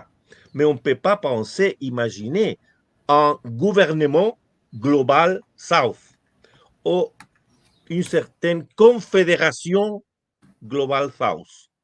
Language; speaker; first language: French; non-native, fluent; Spanish